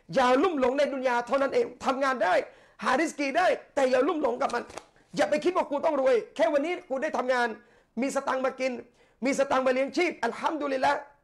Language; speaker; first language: Thai; non-native, local second language; Malay